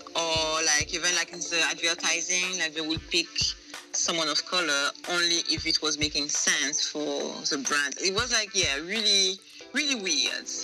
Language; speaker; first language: English; non-native, fluent; French